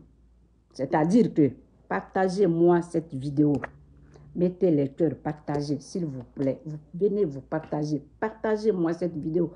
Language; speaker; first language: French; non-native, local second language; Susu